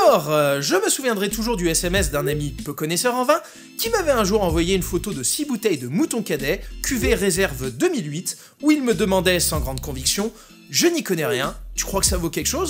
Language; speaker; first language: French; native; French